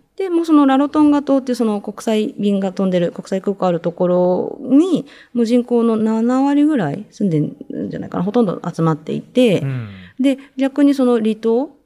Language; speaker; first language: Japanese; native; Japanese